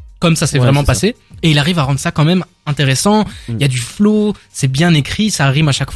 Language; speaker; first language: French; native; French